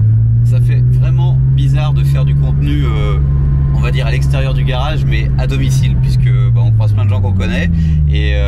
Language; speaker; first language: French; native; French